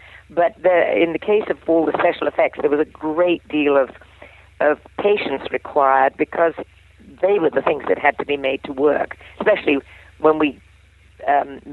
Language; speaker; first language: English; native; English